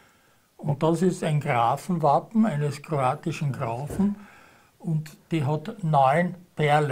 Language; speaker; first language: German; native; German